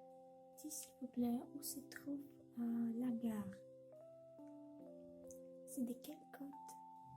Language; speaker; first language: French; non-native, learner; Russian